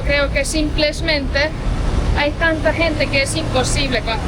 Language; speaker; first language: Spanish; non-native, fluent; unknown